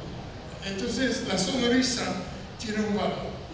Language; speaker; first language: Spanish; non-native, fluent; French